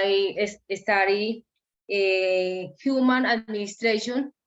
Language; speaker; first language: English; non-native, learner; Spanish